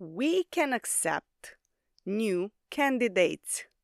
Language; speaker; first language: English; non-native, fluent; Romanian